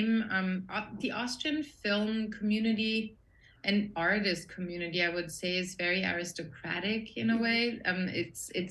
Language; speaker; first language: English; non-native, fluent; German